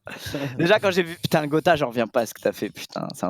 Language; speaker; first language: French; native; French